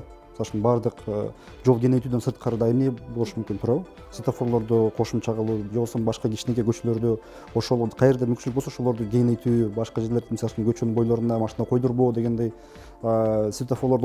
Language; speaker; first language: Kyrgyz; native; Kyrgyz